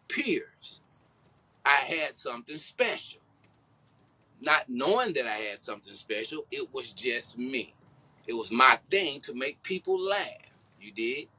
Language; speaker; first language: English; native; English